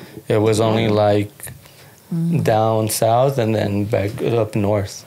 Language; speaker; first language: English; early bilingual, other home language; Spanish